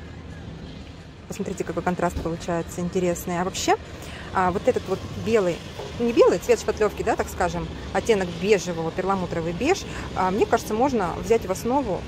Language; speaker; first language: Russian; native; Russian